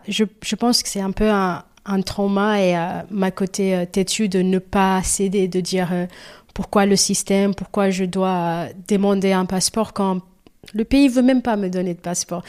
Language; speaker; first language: French; non-native, fluent; Kabuverdianu